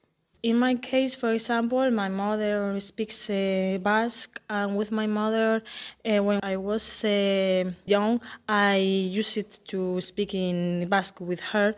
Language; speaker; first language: English; non-native, fluent; Basque